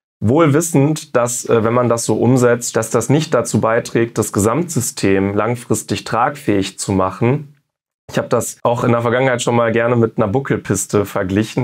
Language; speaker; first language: German; native; German